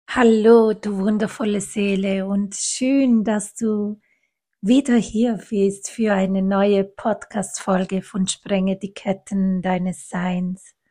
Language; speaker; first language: German; non-native, fluent; Italian